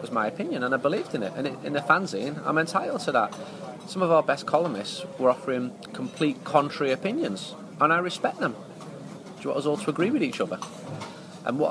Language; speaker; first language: English; native; English